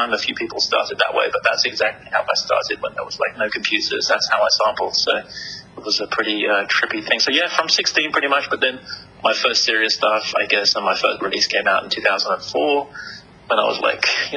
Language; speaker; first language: English; native; English